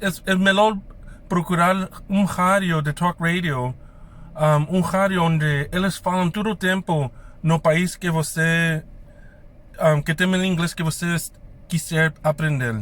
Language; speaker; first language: Portuguese; non-native, fluent; English